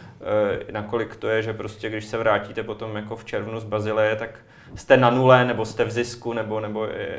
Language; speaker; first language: Czech; native; Czech